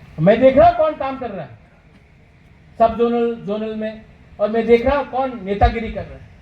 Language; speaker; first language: Hindi; non-native, local second language; Bangla